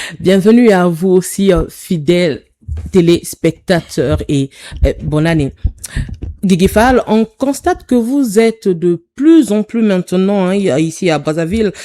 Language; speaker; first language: French; non-native, local second language; Lingala